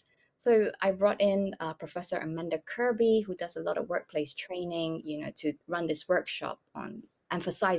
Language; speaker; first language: English; non-native, local second language; Cantonese